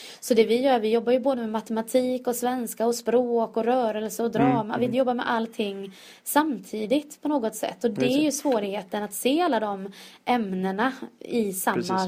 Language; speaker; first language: Swedish; native; Swedish